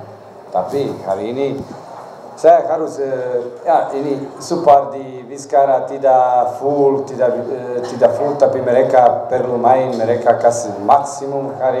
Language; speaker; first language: Indonesian; non-native, learner; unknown